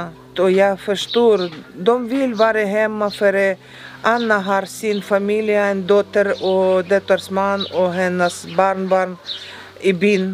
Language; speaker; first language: Swedish; early bilingual, heritage; Swedish